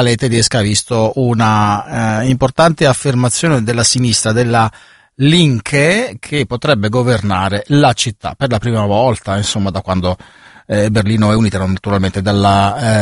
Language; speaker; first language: Italian; native; Italian